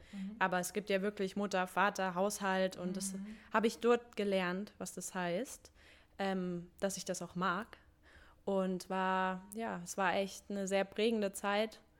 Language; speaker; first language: German; early bilingual, other home language; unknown